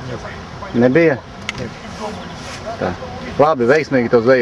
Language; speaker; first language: Latvian; native; Latvian